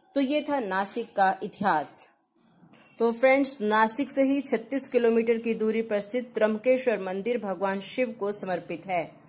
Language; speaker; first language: Hindi; non-native, local second language; Marathi